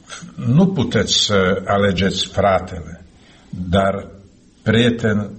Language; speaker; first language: Romanian; non-native, learner; Slovak